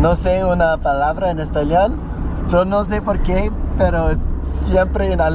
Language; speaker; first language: Spanish; non-native, learner; English